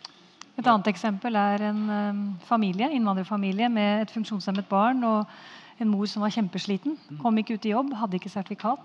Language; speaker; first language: Norwegian; native; Norwegian